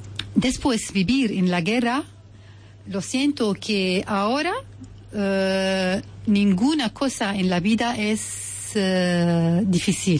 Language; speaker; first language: Spanish; non-native, learner; Arabic